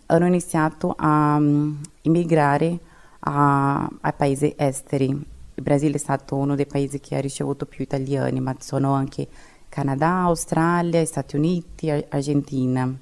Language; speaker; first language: Italian; non-native, fluent; Portuguese